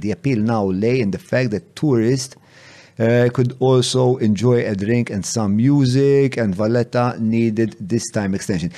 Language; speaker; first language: English; non-native, local second language; Maltese